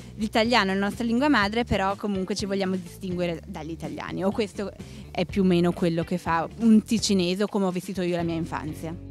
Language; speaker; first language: Italian; native; Italian